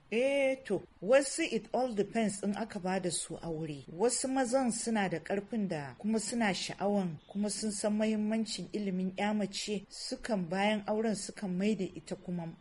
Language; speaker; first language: Hausa; native; Hausa